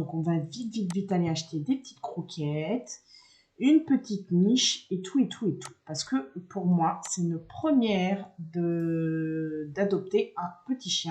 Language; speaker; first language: French; native; French